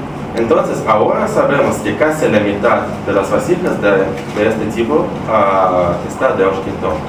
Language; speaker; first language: Spanish; non-native, fluent; Russian